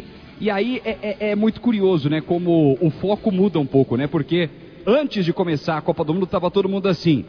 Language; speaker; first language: Portuguese; native; Portuguese